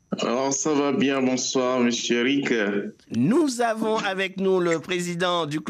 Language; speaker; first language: French; non-native, fluent; Yoruba